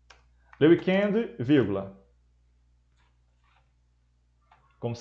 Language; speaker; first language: French; non-native, fluent; Portuguese